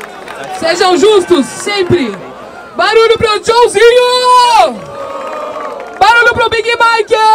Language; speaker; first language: Portuguese; native; Portuguese